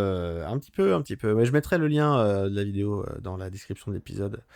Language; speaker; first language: French; native; French